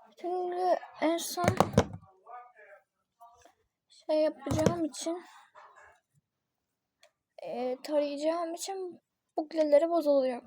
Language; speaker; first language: Turkish; native; Turkish